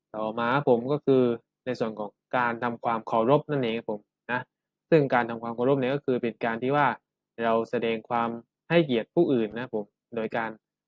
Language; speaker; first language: Thai; native; Thai